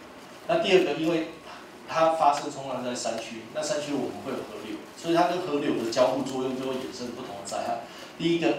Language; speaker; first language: Chinese; native; Chinese